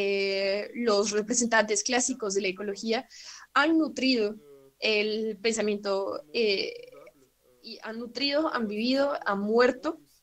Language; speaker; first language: Spanish; non-native, fluent; French